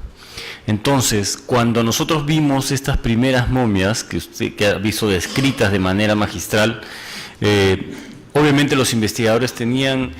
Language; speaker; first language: Spanish; native; Spanish